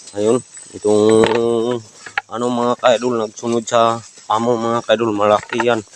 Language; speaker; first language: Filipino; non-native, local second language; Cebuano